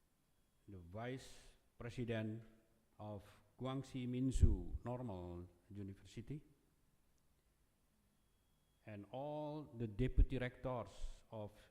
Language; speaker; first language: English; non-native, fluent; Indonesian